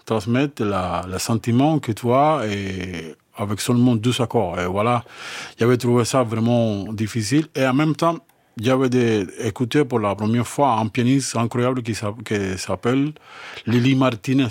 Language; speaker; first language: French; non-native, fluent; Spanish